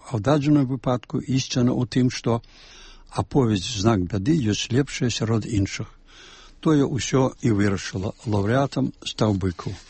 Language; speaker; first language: Belarusian; native; Belarusian